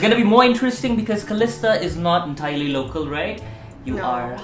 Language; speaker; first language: English; non-native, local second language; Malay